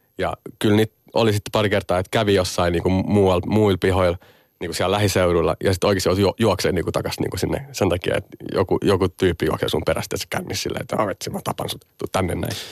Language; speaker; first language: Finnish; early bilingual, other home language; Somali